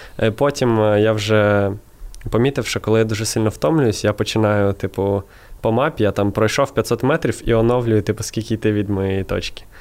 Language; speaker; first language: Ukrainian; non-native, local second language; Russian